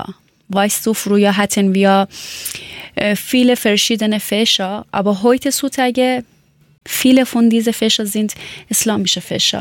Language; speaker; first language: German; non-native, learner; Persian